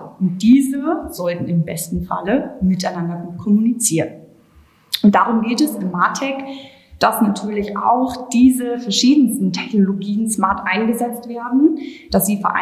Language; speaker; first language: German; native; German